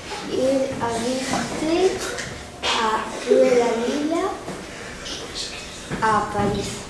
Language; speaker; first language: French; non-native, learner; Catalan